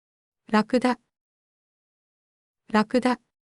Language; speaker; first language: Japanese; native; Japanese